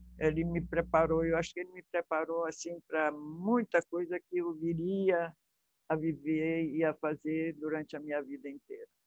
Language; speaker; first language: Portuguese; early bilingual, other home language; Hungarian